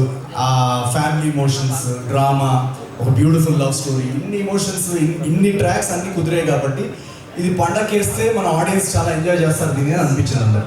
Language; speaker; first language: Telugu; native; Telugu